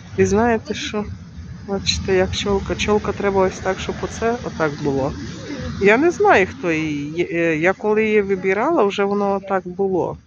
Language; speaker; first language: Ukrainian; native; Ukrainian